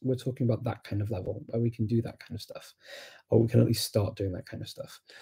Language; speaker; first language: English; native; English